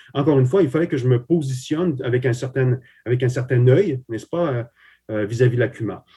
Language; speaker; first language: French; early bilingual, other home language; Slovak